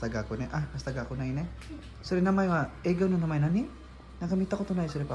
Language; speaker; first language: Japanese; non-native, fluent; Filipino